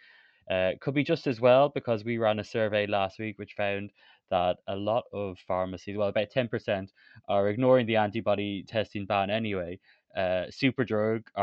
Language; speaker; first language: English; native; English